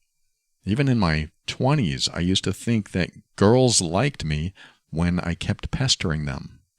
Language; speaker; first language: English; native; English